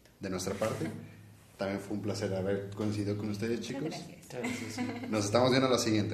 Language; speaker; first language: Spanish; native; Spanish